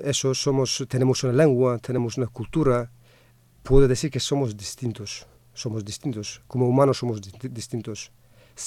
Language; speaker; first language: Spanish; non-native, fluent; Kurdish